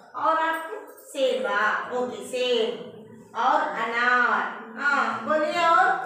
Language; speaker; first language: Hindi; non-native, local second language; Telugu